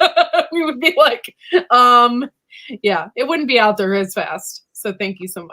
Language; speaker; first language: English; native; English